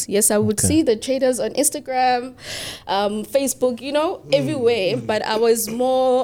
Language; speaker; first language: English; non-native, local second language; Southern Sotho